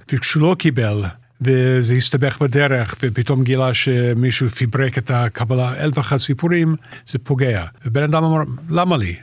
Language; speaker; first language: Hebrew; non-native, fluent; English